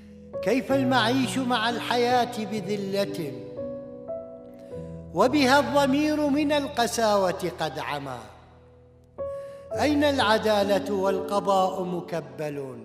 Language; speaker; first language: Arabic; native; Arabic